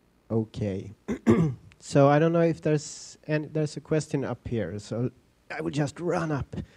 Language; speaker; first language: English; non-native, fluent; Swedish